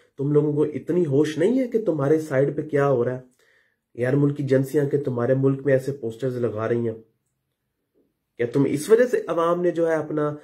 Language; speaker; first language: Urdu; non-native, local second language; Punjabi